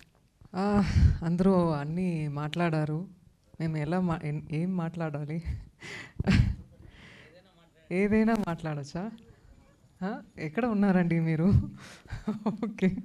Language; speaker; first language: Telugu; non-native, learner; Tamil